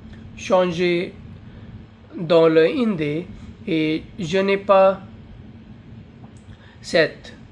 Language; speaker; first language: French; non-native, learner; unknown